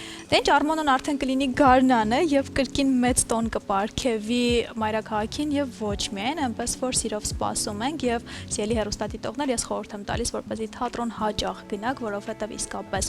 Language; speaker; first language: Armenian; native; Armenian